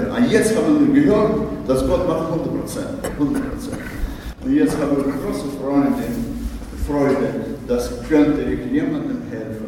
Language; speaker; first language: German; non-native, learner; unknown